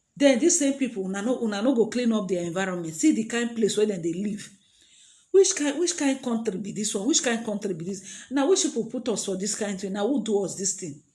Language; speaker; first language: Nigerian Pidgin; native; Nigerian Pidgin